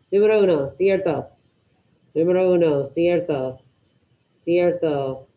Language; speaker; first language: Spanish; non-native, fluent; English